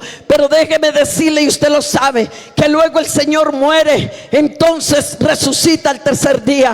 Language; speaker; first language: Spanish; native; Spanish